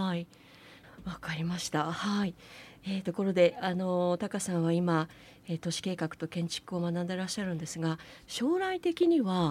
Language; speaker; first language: Japanese; native; Japanese